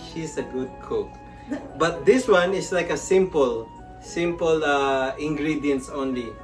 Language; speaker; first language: English; non-native, local second language; Filipino